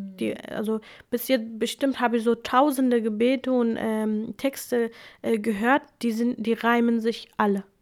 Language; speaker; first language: German; early bilingual, other home language; Kurdish